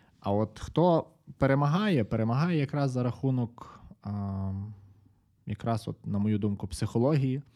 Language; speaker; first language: Ukrainian; native; Ukrainian